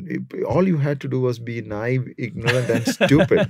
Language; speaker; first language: English; non-native, local second language; Malayalam